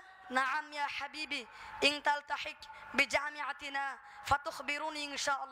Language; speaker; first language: Arabic; non-native, learner; Bangla